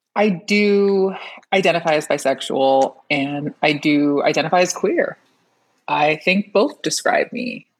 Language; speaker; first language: English; early bilingual, other home language; Persian